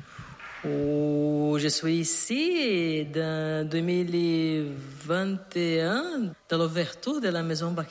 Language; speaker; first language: French; non-native, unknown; Portuguese